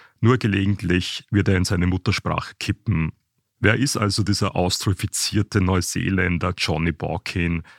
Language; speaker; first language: German; native; German